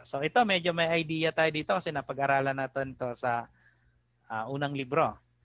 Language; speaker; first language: Filipino; native; Filipino